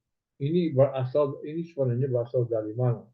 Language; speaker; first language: Indonesian; native; Indonesian